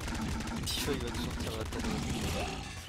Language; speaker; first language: French; native; French